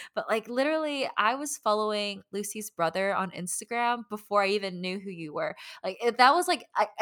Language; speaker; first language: English; early bilingual, other home language; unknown